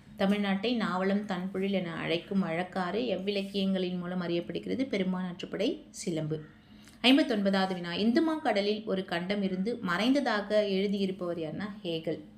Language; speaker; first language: Tamil; native; Tamil